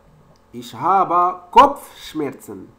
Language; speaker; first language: German; non-native, learner; French